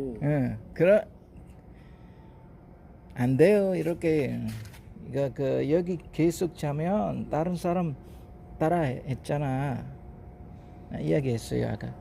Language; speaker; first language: Korean; non-native, learner; Javanese